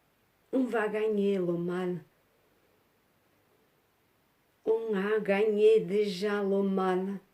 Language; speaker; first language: French; non-native, learner; Portuguese